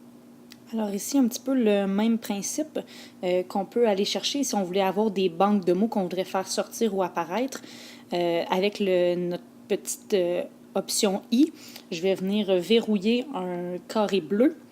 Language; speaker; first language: French; native; French